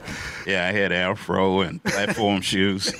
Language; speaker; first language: English; native; English